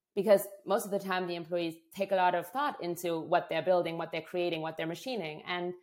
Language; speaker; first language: English; non-native, fluent; German